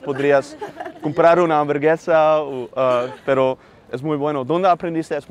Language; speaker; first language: Spanish; non-native, learner; Dutch